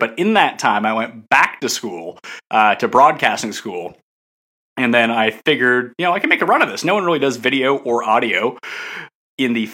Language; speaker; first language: English; native; English